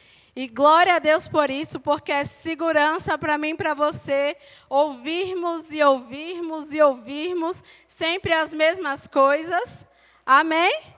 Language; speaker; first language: Portuguese; native; Portuguese